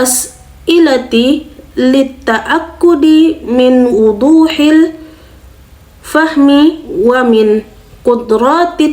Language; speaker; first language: Arabic; non-native, learner; Indonesian